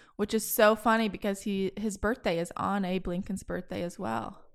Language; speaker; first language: English; native; English